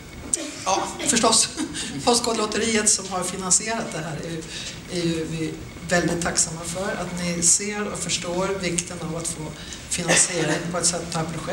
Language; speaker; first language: Swedish; native; Swedish